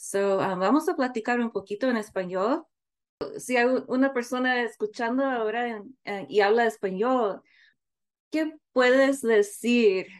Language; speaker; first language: Spanish; early bilingual, heritage; English